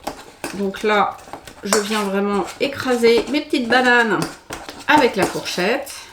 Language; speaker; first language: French; native; French